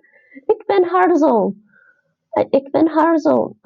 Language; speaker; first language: Dutch; non-native, learner; English